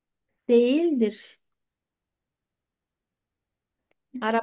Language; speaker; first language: Turkish; non-native, fluent; Kyrgyz